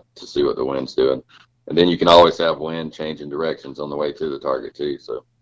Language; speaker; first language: English; native; English